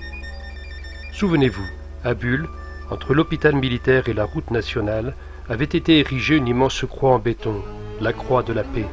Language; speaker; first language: French; native; French